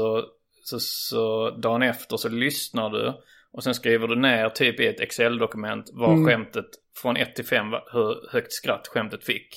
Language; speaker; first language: Swedish; native; Swedish